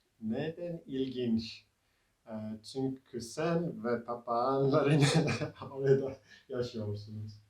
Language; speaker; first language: Turkish; non-native, learner; English